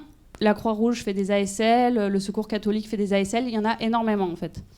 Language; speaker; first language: French; native; French